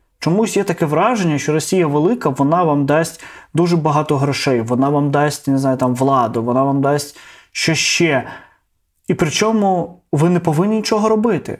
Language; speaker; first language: Ukrainian; non-native, local second language; Russian